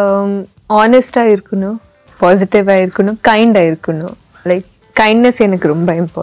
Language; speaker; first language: Tamil; non-native, learner; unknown